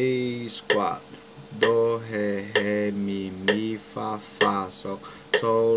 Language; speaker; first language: Portuguese; native; Portuguese